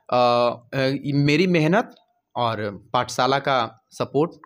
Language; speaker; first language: Hindi; native; Hindi